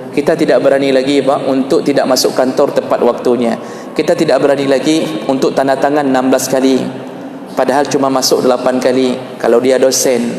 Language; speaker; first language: Malay; non-native, local second language; Achinese